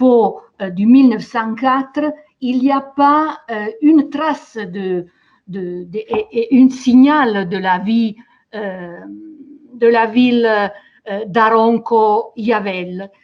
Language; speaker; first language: French; non-native, fluent; Italian